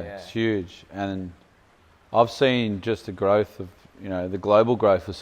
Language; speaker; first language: English; native; English